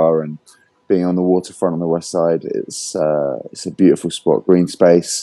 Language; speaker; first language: English; native; English